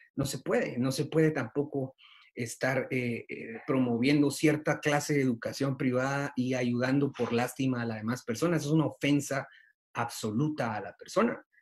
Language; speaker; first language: Spanish; native; Spanish